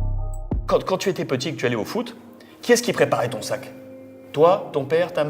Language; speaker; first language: French; native; French